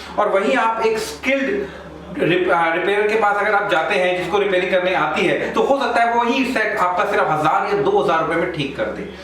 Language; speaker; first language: Hindi; native; Hindi